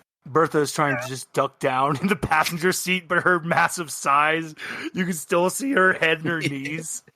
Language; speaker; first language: English; native; English